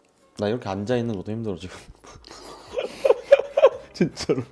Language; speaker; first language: Korean; native; Korean